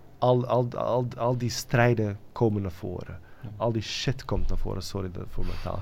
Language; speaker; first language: Dutch; non-native, fluent; Bosnian